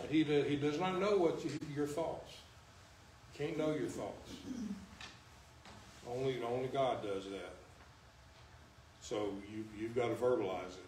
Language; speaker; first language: English; native; English